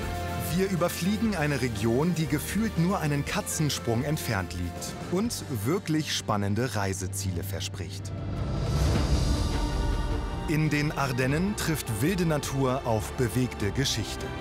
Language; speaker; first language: German; native; German